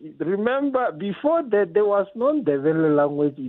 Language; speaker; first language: English; non-native, local second language; South Ndebele